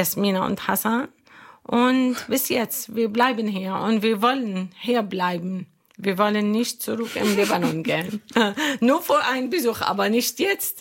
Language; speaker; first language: German; non-native, learner; Arabic